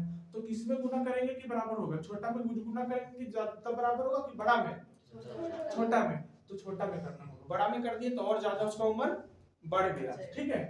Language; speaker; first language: Hindi; native; Hindi